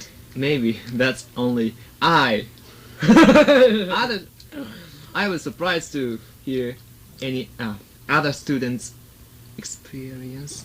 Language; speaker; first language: English; non-native, learner; Japanese